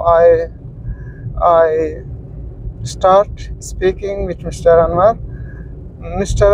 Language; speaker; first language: English; non-native, learner; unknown